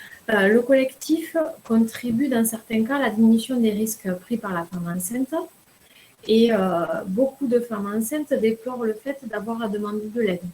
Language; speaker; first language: French; native; French